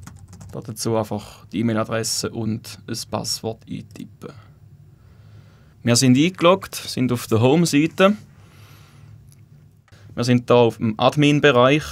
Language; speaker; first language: German; native; German